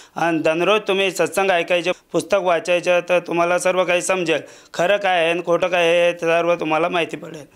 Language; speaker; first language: Marathi; non-native, local second language; Lambadi